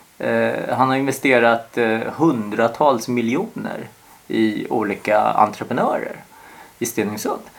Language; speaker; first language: Swedish; early bilingual, other home language; Korean